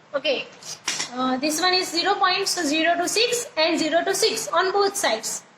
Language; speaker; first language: English; non-native, local second language; Gujarati